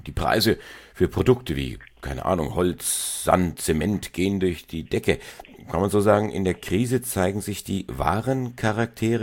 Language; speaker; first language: German; native; German